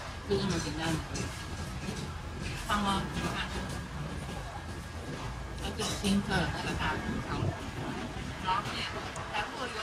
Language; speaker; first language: Chinese; native; Chinese